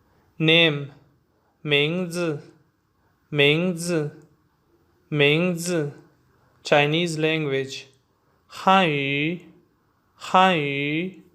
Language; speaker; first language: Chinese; non-native, learner; Urdu